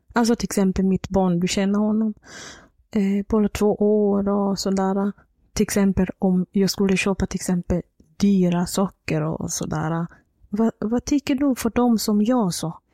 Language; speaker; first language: Swedish; non-native, fluent; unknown